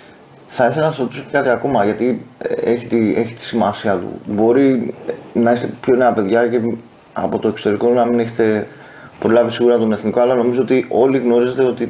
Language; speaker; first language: Greek; native; Greek